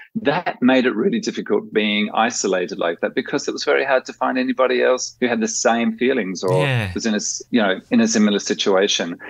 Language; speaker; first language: English; native; English